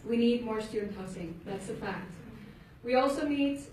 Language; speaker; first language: English; non-native, fluent; Icelandic